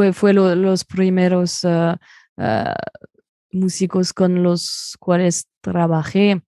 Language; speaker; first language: Spanish; non-native, fluent; French